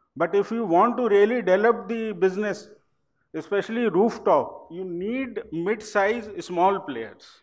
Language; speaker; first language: English; non-native, local second language; Hindi